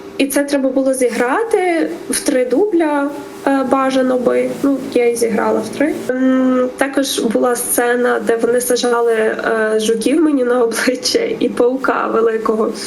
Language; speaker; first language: Ukrainian; native; Ukrainian